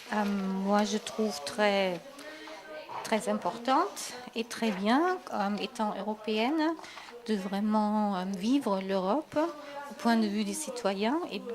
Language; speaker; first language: French; non-native, fluent; German